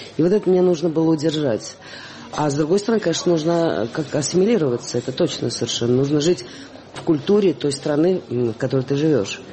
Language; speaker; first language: Russian; native; Russian